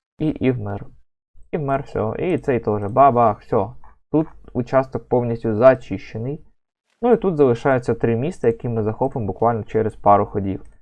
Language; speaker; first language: Ukrainian; native; Ukrainian